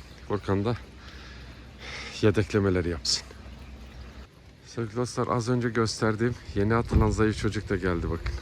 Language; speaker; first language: Turkish; native; Turkish